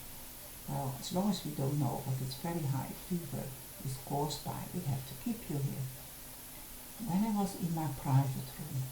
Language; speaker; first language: English; non-native, fluent; Dutch